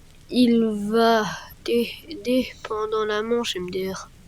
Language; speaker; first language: French; native; French